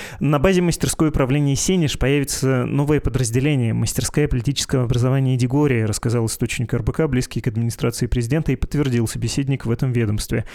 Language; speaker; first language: Russian; native; Russian